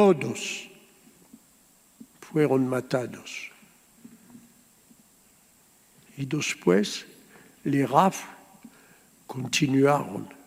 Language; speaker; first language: Spanish; early bilingual, heritage; Spanish